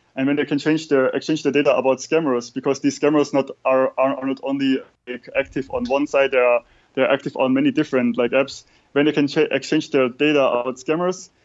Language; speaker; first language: English; non-native, fluent; German